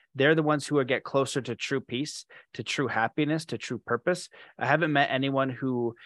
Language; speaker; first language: English; native; English